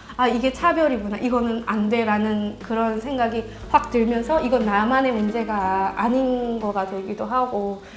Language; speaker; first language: Korean; native; Korean